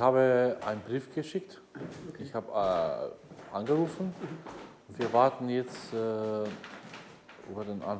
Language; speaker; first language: German; non-native, fluent; Macedonian